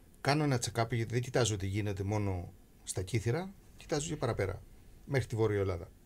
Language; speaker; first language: Greek; native; Greek